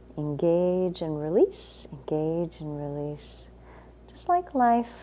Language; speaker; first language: English; native; English